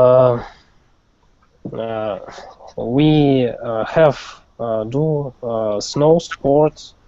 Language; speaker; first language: English; non-native, learner; Russian